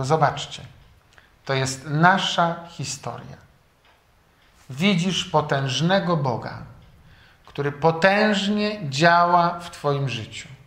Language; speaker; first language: Polish; native; Polish